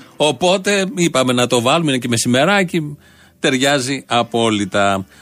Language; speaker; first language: Greek; native; Greek